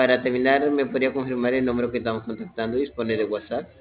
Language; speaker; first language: Spanish; native; Spanish